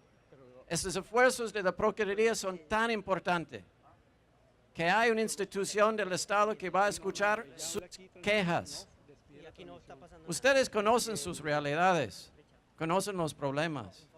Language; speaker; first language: Spanish; non-native, fluent; English